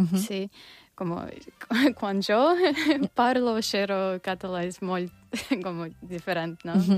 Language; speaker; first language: Catalan; non-native, learner; Russian